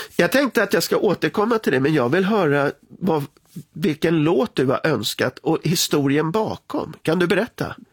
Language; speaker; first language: Swedish; native; Swedish